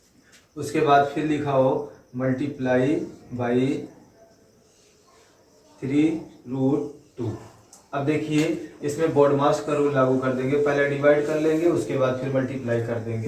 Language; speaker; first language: Hindi; native; Hindi